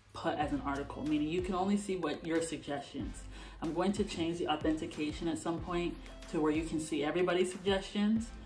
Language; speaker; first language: English; native; English